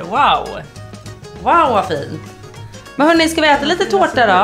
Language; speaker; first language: Swedish; native; Swedish